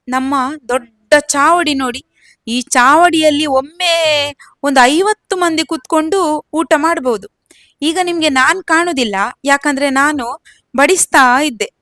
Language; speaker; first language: Kannada; non-native, local second language; Konkani